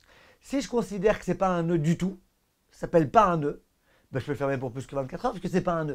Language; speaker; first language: French; native; French